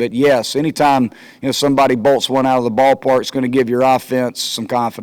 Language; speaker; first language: English; native; English